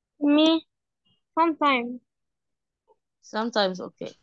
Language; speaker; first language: English; non-native, learner; Arabic